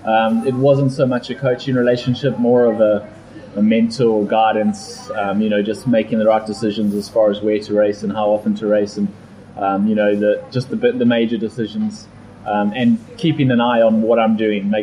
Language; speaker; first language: English; native; English